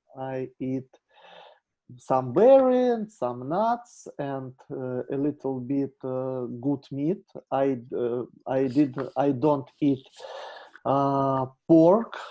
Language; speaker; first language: English; non-native, learner; Russian